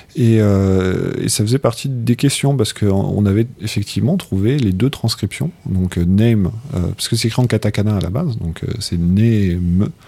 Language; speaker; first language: French; native; French